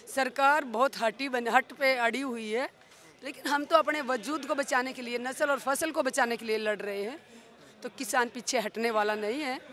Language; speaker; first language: Hindi; native; Hindi